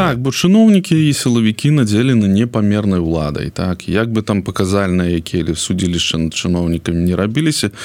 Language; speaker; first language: Belarusian; non-native, local second language; Russian